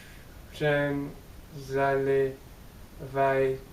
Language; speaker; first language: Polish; early bilingual, heritage; English